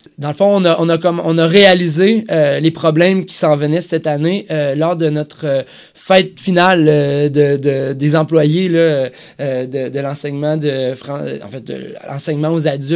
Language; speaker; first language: French; native; French